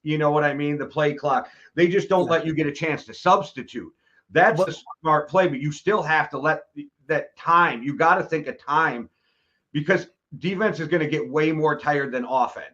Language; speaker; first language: English; native; English